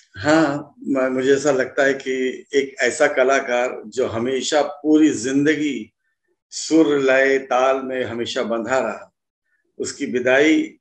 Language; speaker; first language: Hindi; native; Hindi